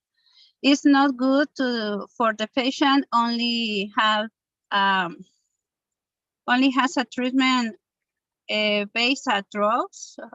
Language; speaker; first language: English; non-native, learner; Spanish